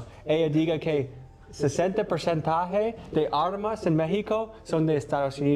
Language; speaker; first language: Spanish; non-native, learner; English